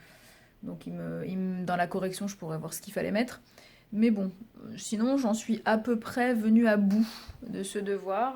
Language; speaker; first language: French; native; French